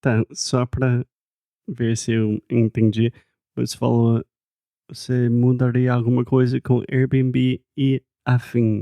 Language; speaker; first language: Portuguese; non-native, fluent; English